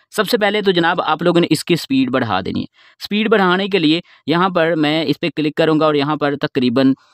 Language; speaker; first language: Urdu; non-native, local second language; Sindhi